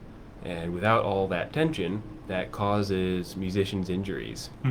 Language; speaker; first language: English; native; English